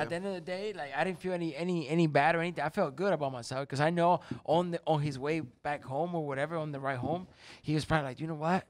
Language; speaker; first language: English; non-native, fluent; Spanish